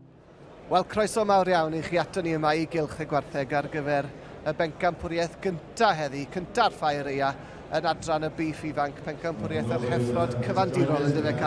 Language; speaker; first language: Welsh; native; Welsh